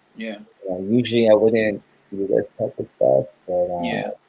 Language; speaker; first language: English; native; English